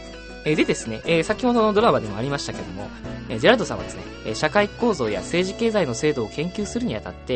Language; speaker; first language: Japanese; native; Japanese